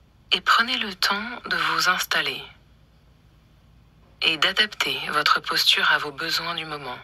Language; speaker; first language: French; native; French